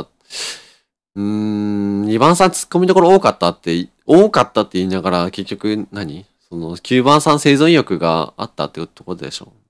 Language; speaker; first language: Japanese; native; Japanese